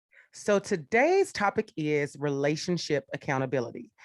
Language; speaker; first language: English; native; English